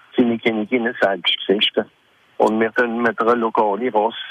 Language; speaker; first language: German; non-native, local second language; French